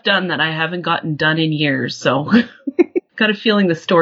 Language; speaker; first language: English; native; English